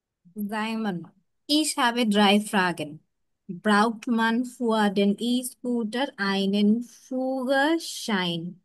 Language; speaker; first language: German; non-native, learner; Bangla